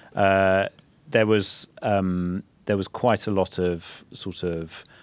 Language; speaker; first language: English; native; English